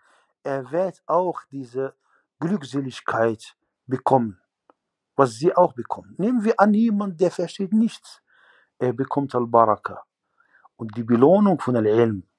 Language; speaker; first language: German; non-native, fluent; Arabic